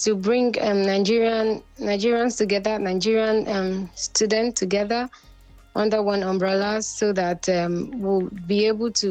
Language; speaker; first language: English; non-native, local second language; Yoruba